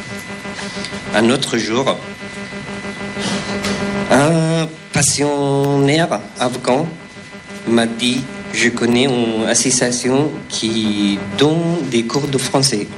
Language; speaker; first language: French; non-native, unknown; Persian